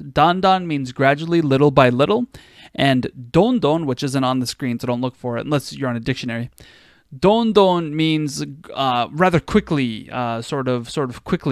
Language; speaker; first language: English; native; English